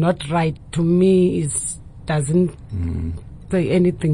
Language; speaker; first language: English; non-native, local second language; Xhosa